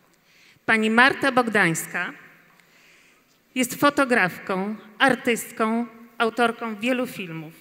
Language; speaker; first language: Polish; native; Polish